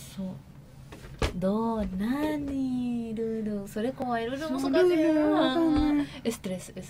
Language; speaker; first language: Japanese; non-native, learner; Spanish